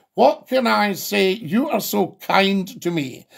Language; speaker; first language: English; native; English